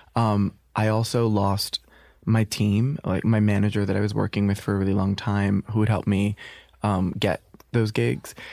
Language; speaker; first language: English; native; English